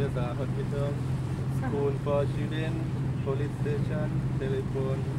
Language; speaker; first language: English; non-native, learner; Thai